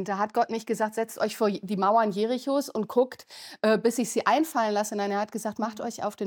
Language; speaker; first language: German; native; German